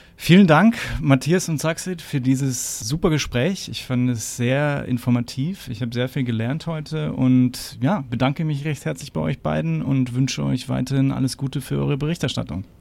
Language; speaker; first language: German; native; German